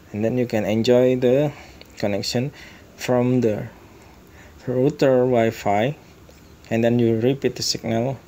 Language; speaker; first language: English; non-native, learner; Indonesian